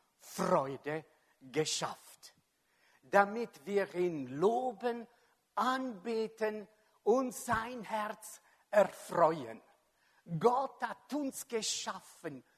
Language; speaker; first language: German; non-native, local second language; Italian